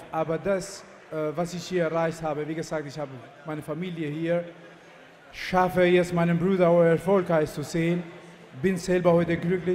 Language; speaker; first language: German; non-native, fluent; Albanian